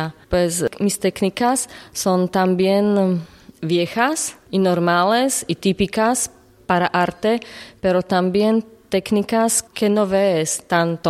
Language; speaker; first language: Spanish; non-native, learner; Slovak